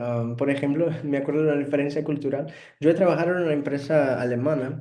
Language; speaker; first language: Spanish; non-native, fluent; Portuguese